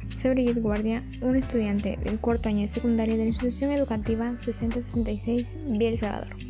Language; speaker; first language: Spanish; native; Spanish